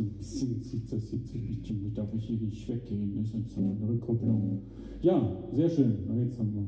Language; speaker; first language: German; native; German